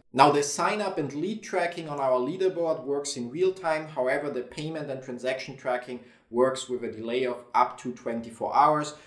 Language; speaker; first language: English; non-native, fluent; German